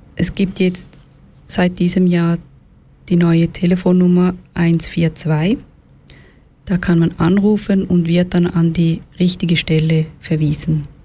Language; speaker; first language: German; early bilingual, other home language; Tamil